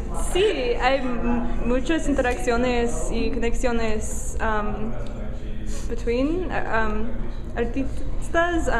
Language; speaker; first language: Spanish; non-native, learner; English